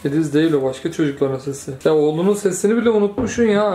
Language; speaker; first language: Turkish; native; Turkish